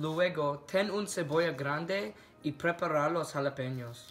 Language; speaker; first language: Spanish; non-native, learner; English